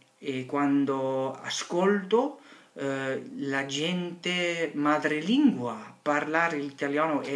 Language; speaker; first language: Italian; non-native, learner; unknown